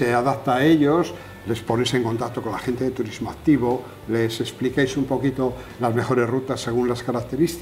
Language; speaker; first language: Spanish; native; Spanish